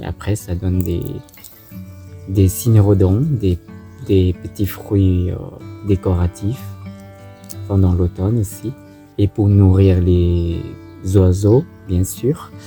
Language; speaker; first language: French; non-native, fluent; Thai